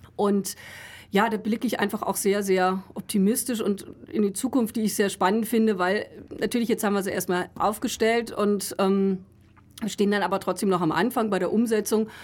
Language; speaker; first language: German; native; German